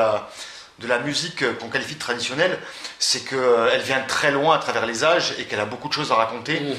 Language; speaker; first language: French; native; French